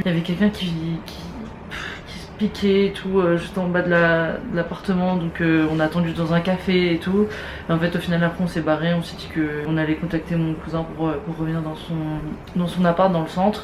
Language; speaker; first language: French; native; French